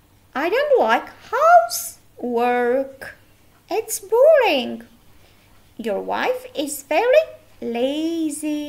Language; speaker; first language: English; non-native, fluent; Albanian